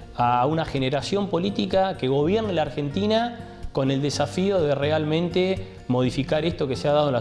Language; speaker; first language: Spanish; native; Spanish